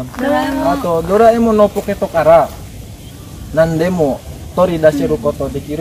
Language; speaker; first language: Japanese; non-native, learner; Indonesian